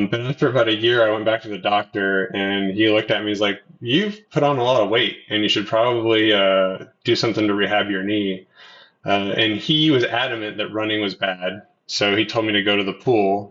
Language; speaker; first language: English; native; English